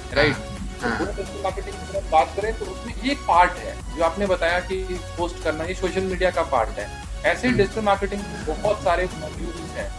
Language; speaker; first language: Hindi; native; Hindi